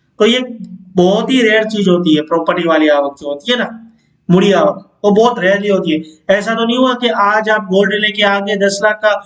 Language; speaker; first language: Hindi; non-native, local second language; Gujarati